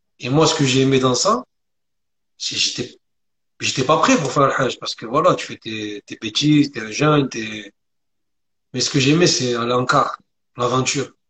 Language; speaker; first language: French; early bilingual, other home language; Arabic